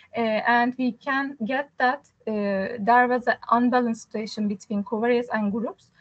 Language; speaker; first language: English; non-native, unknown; Turkish